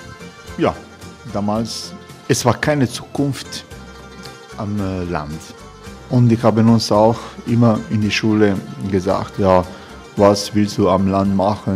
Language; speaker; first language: German; non-native, learner; Croatian